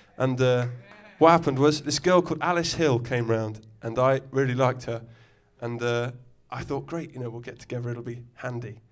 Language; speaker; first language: English; native; English